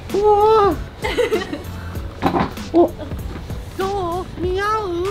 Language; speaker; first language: Japanese; non-native, fluent; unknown